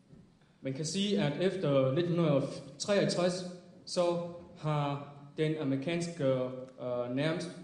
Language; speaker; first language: Danish; non-native, fluent; Vietnamese